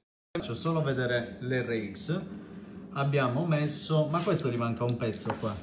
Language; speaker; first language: Italian; native; Italian